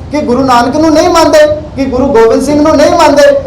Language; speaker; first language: Hindi; non-native, local second language; Punjabi